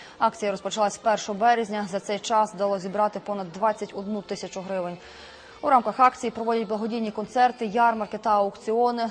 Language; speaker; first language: Ukrainian; native; Ukrainian